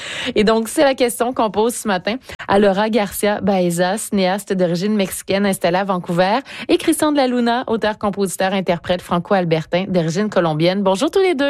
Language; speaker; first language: French; native; French